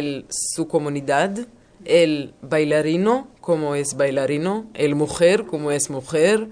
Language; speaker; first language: Spanish; non-native, learner; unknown